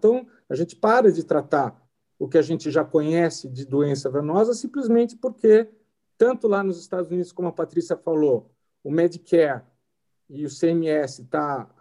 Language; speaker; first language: Portuguese; native; Portuguese